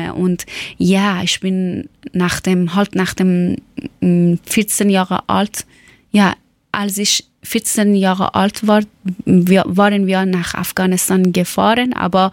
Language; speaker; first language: German; non-native, learner; Persian